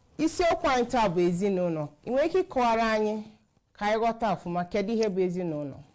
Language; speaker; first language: Igbo; native; Igbo